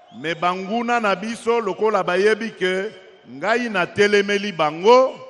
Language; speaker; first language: Lingala; non-native, local second language; Luba-Lulua